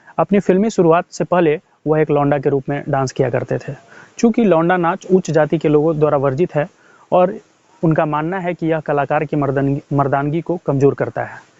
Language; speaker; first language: Hindi; native; Hindi